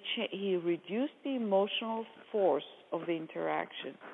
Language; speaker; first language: English; non-native, fluent; Hebrew